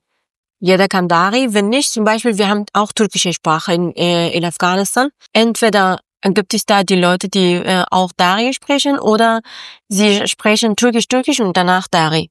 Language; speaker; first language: German; non-native, learner; Persian